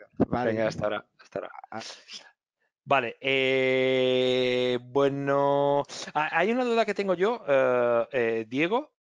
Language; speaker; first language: Spanish; native; Spanish